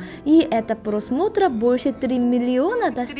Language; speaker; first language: Russian; non-native, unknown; Korean